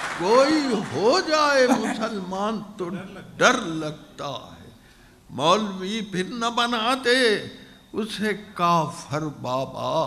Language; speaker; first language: Urdu; non-native, local second language; Punjabi